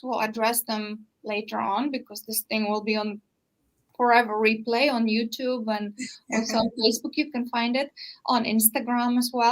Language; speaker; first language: English; non-native, fluent; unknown